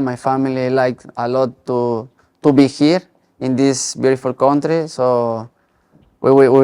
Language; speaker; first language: English; non-native, learner; Spanish